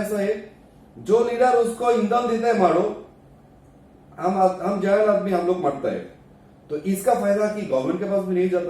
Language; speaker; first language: Hindi; non-native, learner; Bangla